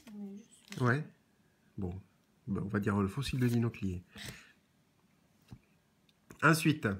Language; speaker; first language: French; native; French